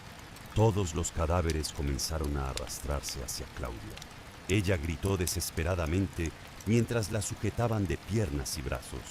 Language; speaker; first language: Spanish; native; Spanish